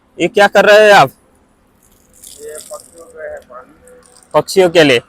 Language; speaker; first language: Hindi; non-native, local second language; Gujarati